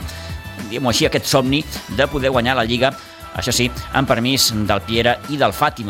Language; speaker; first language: Catalan; native; Catalan